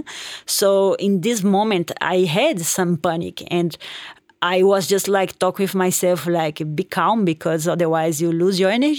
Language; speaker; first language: English; non-native, fluent; Portuguese